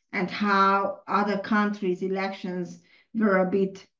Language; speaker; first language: English; non-native, fluent; Hungarian